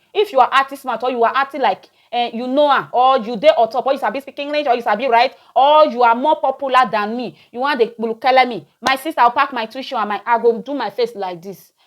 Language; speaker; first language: Nigerian Pidgin; native; Nigerian Pidgin